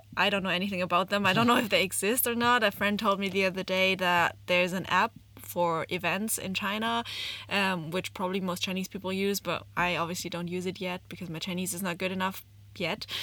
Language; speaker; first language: English; non-native, fluent; German